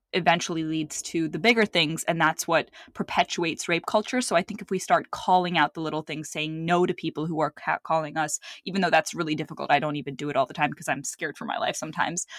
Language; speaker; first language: English; early bilingual, other home language; Arabic